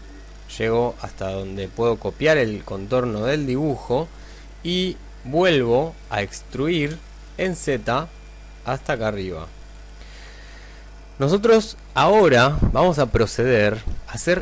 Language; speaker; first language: Spanish; native; Spanish